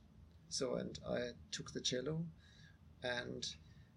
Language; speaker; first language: English; non-native, fluent; German